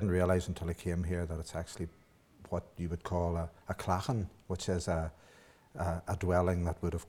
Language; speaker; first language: English; native; English